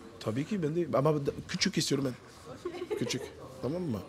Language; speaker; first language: Turkish; non-native, learner; French